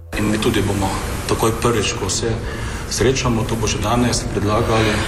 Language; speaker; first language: Slovenian; native; Slovenian